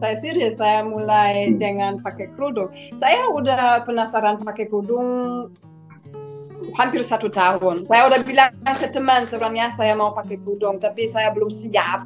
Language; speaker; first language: Indonesian; non-native, fluent; German